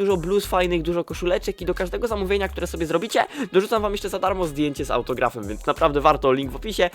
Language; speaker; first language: Polish; native; Polish